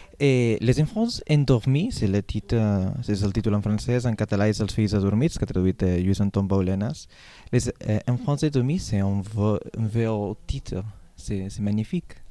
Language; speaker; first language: French; non-native, learner; Catalan